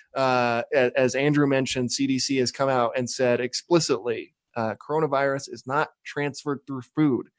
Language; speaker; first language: English; native; English